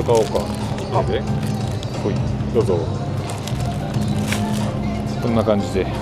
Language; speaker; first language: Japanese; native; Japanese